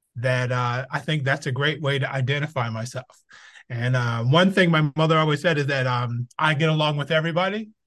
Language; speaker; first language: English; native; English